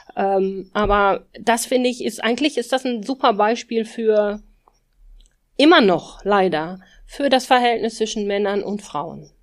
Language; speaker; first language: German; native; German